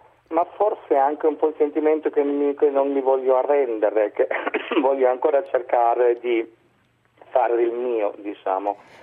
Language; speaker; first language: Italian; non-native, fluent; German